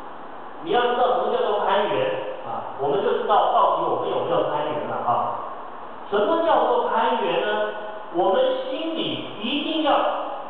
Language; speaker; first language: Chinese; native; Chinese